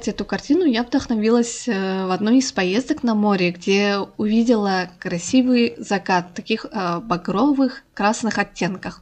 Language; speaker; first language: Russian; non-native, local second language; Kazakh